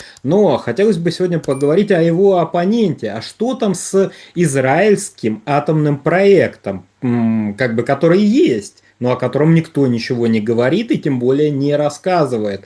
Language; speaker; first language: Russian; native; Russian